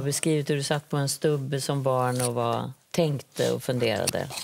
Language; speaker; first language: Swedish; native; Swedish